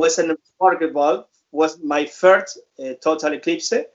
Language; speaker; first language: English; non-native, fluent; Spanish